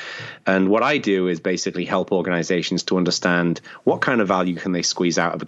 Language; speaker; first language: English; native; English